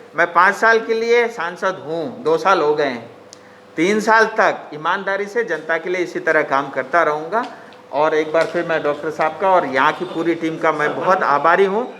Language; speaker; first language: Hindi; non-native, local second language; Nepali